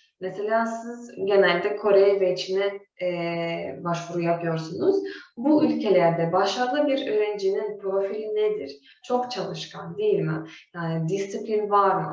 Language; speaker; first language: Turkish; non-native, fluent; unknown